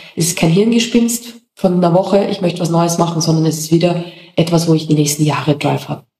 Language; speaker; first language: German; native; German